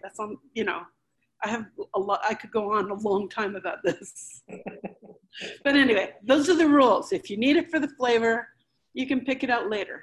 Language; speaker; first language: English; early bilingual, other home language; Spanish